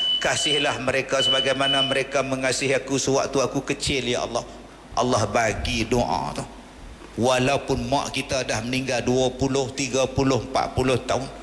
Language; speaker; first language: Malay; native; Malay